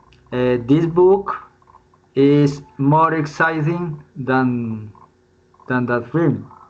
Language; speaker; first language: English; non-native, learner; Spanish